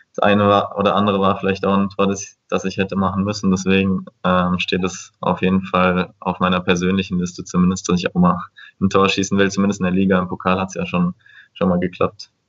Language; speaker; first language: German; native; German